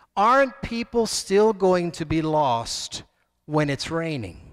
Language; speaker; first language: English; native; English